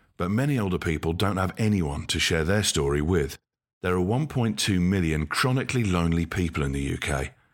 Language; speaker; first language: English; native; English